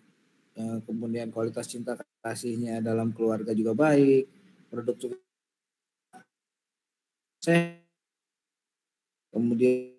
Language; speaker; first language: Indonesian; native; Indonesian